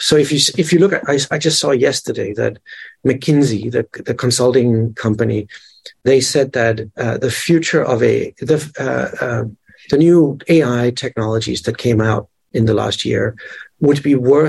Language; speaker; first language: English; non-native, fluent; Danish